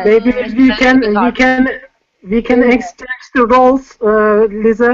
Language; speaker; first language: English; non-native, learner; Turkish